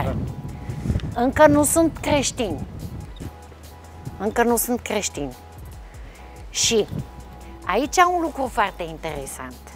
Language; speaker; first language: Romanian; non-native, fluent; Bulgarian